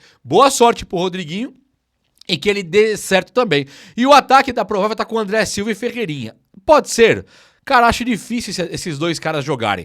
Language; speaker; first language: Portuguese; native; Portuguese